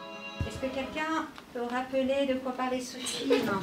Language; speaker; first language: French; native; French